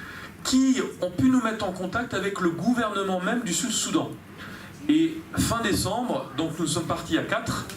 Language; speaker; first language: French; native; French